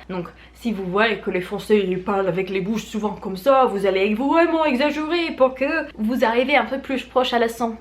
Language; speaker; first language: French; non-native, fluent; English